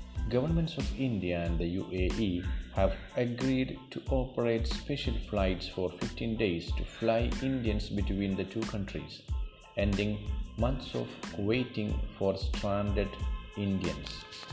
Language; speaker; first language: English; non-native, local second language; Malayalam